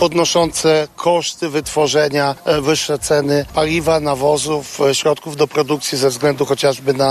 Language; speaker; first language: Polish; native; Polish